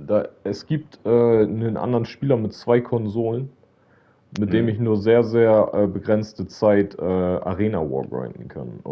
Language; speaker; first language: German; native; German